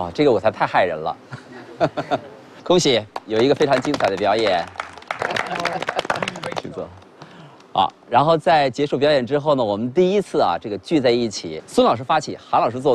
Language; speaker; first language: Chinese; native; Chinese